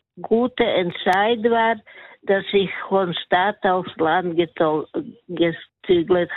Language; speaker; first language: German; non-native, fluent; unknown